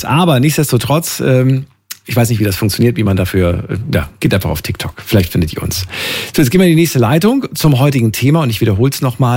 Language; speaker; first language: German; native; German